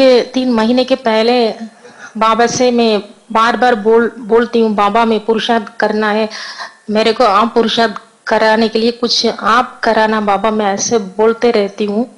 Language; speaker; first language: Hindi; non-native, local second language; Tamil